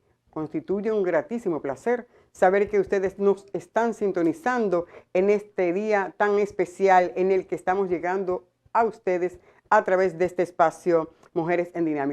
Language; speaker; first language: Spanish; native; Spanish